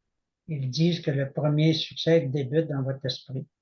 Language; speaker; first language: French; native; French